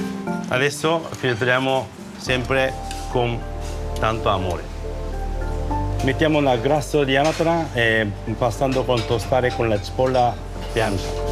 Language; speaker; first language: Italian; non-native, learner; Japanese